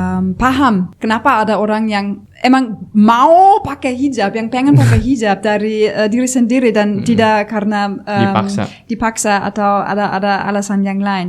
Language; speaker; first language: Indonesian; non-native, fluent; German